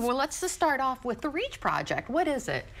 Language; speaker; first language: English; native; English